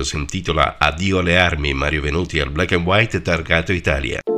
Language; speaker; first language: Italian; native; Italian